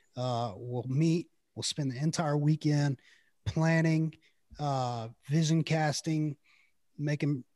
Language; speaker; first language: English; native; English